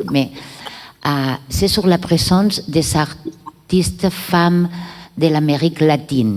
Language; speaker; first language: French; non-native, learner; Catalan